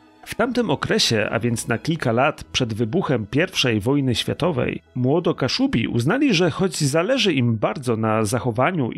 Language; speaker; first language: Polish; native; Polish